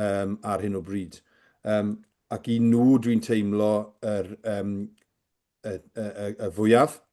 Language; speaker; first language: Welsh; native; Welsh